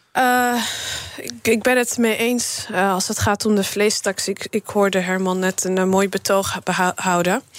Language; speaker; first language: Dutch; early bilingual, other home language; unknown